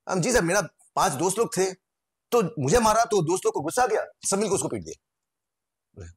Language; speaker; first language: Hindi; non-native, local second language; Bangla